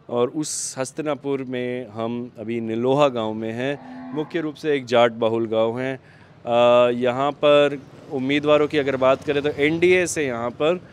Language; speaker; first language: Hindi; native; Hindi